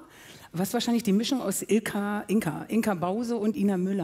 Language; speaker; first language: German; native; German